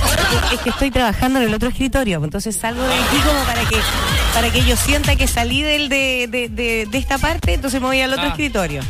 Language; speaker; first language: Spanish; native; Spanish